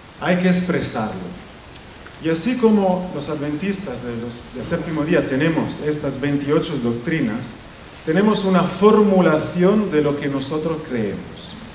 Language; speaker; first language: Spanish; non-native, fluent; Italian